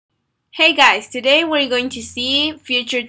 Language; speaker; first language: English; non-native, fluent; Spanish